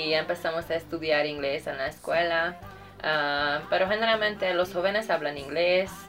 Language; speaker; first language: Spanish; non-native, fluent; Hungarian